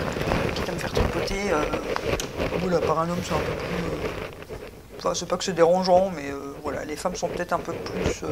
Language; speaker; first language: French; native; French